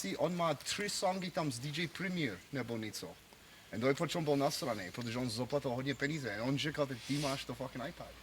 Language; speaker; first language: Czech; non-native, learner; English